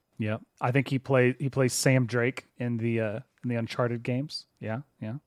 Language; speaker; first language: English; native; English